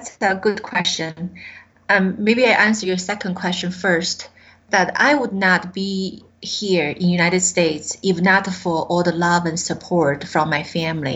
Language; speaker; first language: English; non-native, fluent; Chinese